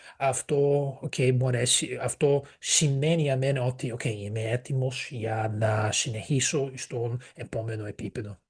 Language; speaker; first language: Greek; non-native, fluent; Portuguese